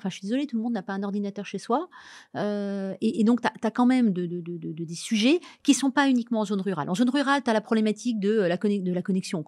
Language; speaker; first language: French; native; French